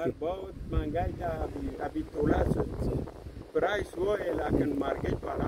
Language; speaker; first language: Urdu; non-native, learner; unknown